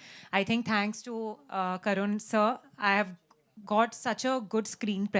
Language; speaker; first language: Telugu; non-native, learner; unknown